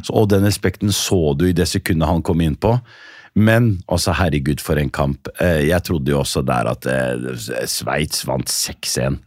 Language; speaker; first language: Norwegian; early bilingual, other home language; Riffian